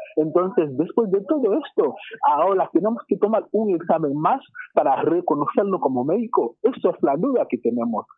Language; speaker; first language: Spanish; non-native, fluent; Haitian Creole